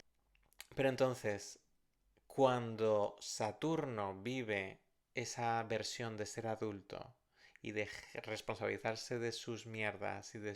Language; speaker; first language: Spanish; native; Spanish